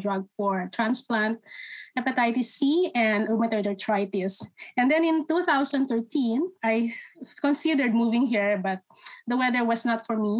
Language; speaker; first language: English; non-native, local second language; Filipino